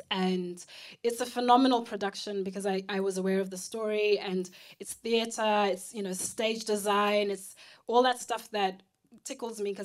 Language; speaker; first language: English; non-native, local second language; Shona